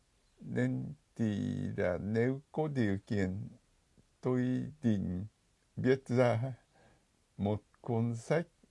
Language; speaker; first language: Vietnamese; non-native, fluent; Japanese